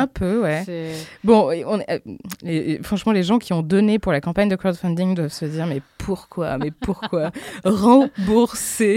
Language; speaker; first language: French; native; French